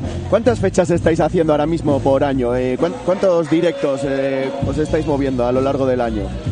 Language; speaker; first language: Spanish; native; Spanish